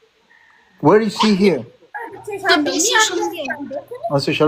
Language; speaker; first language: English; non-native, learner; Amharic